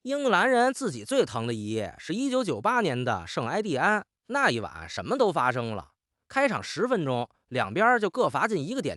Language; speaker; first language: Chinese; native; Chinese